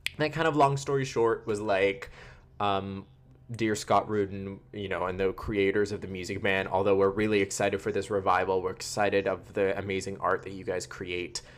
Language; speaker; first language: English; native; English